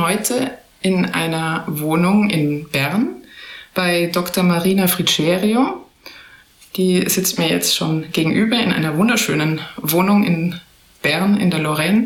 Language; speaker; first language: German; native; German